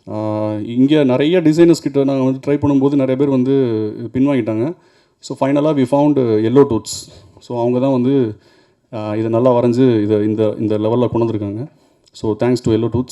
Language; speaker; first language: Tamil; native; Tamil